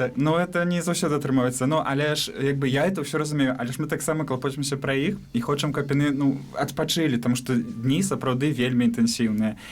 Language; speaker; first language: Belarusian; native; Belarusian